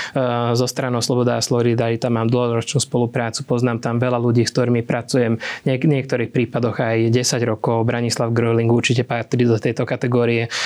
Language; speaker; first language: Slovak; non-native, local second language; Hungarian